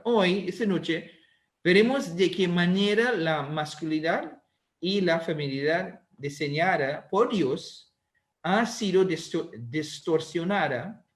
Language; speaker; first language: Spanish; non-native, learner; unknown